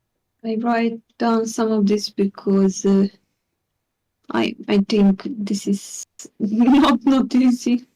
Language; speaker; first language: English; non-native, learner; Hungarian